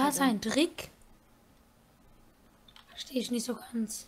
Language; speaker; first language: German; native; German